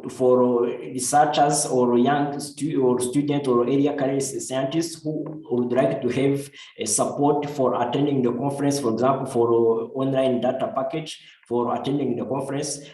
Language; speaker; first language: English; non-native, local second language; Kinyarwanda